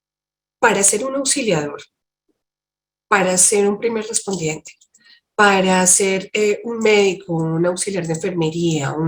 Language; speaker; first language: Spanish; native; Spanish